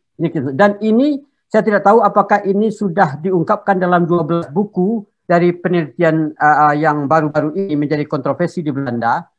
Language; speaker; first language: Indonesian; non-native, local second language; Minangkabau